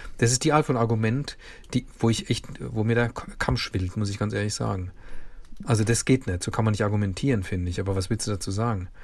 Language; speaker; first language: German; native; German